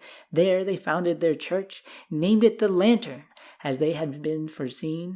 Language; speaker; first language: English; native; English